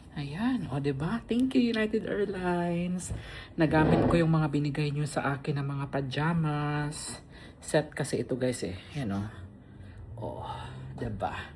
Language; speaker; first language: Filipino; non-native, local second language; Cebuano